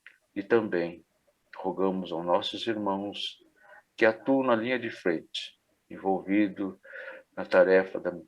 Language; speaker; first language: Portuguese; native; Portuguese